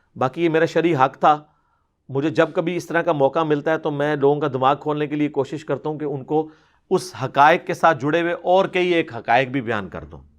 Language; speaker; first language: Urdu; non-native, local second language; Punjabi